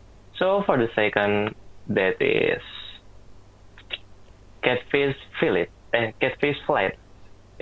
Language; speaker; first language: English; non-native, learner; Indonesian